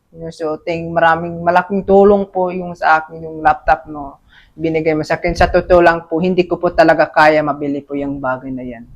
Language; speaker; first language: Filipino; non-native, local second language; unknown